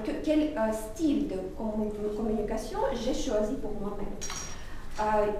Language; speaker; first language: French; non-native, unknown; Russian